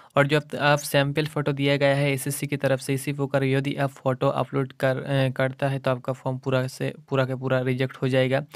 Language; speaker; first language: Hindi; non-native, local second language; Bangla